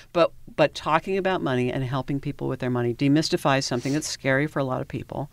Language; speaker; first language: English; native; English